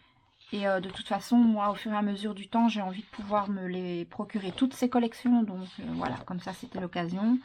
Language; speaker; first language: French; native; French